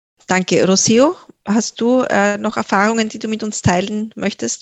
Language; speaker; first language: German; native; German